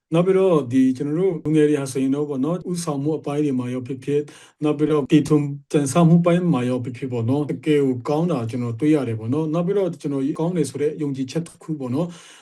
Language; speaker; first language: Burmese; non-native, local second language; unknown